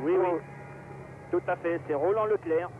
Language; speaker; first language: French; native; French